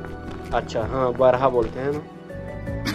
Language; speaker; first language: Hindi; non-native, local second language; Chhattisgarhi